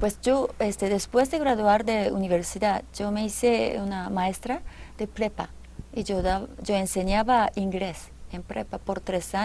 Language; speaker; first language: Spanish; non-native, fluent; Japanese